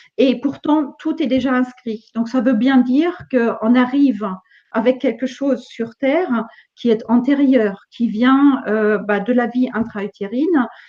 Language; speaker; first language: French; non-native, fluent; German